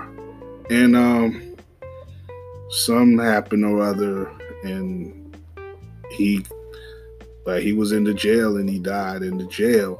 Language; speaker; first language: English; native; English